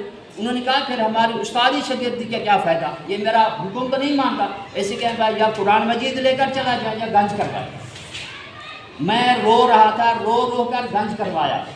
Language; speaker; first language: Urdu; native; Urdu